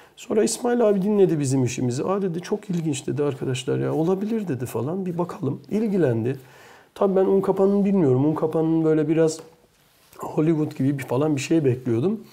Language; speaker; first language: Turkish; early bilingual, heritage; Turkish